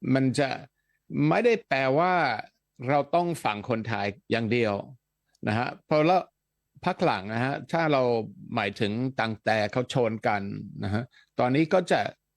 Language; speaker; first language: Thai; non-native, fluent; Dutch